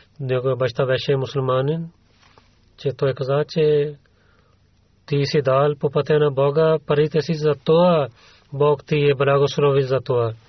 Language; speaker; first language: Bulgarian; non-native, learner; Urdu